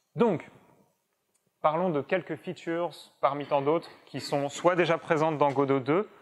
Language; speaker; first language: French; native; French